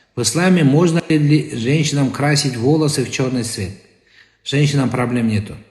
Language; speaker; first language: Russian; non-native, local second language; Kazakh